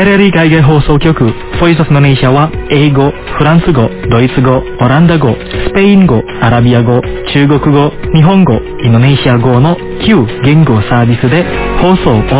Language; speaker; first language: Japanese; non-native, fluent; Indonesian